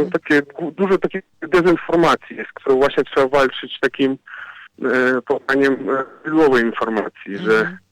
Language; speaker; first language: Polish; non-native, fluent; Ukrainian